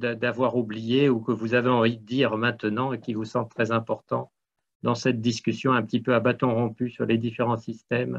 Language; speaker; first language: French; native; French